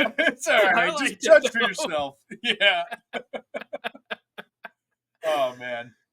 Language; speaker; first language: English; native; English